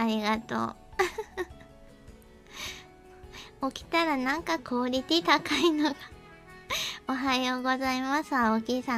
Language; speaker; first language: Japanese; native; Japanese